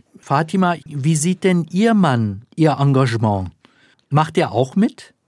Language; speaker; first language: German; non-native, fluent; Turkish